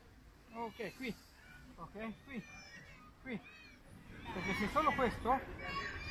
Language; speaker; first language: Italian; non-native, fluent; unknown